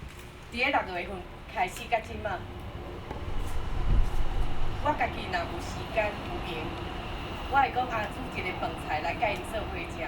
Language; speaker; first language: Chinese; native; Chinese